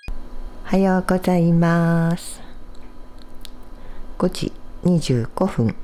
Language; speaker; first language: Japanese; native; Japanese